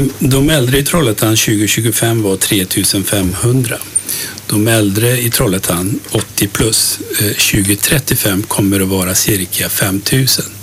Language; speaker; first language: Swedish; early bilingual, other home language; Turkish